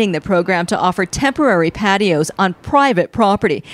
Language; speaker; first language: English; native; English